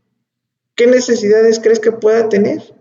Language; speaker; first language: Spanish; native; Spanish